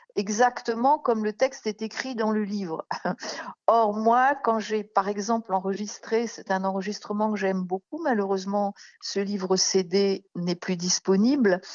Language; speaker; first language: French; native; French